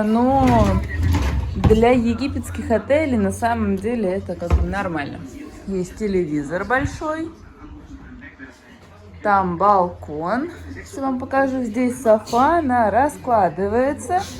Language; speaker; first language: Russian; native; Russian